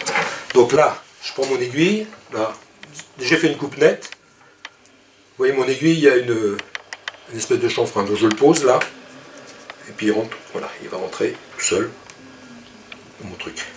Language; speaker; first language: French; native; French